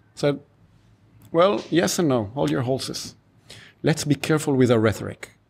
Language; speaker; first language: English; non-native, fluent; Hebrew